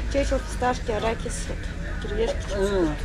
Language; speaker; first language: Russian; native; Russian